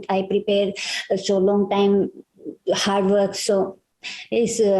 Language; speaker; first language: English; non-native, learner; Hindi